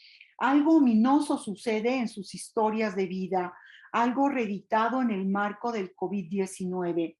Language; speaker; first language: Spanish; native; Spanish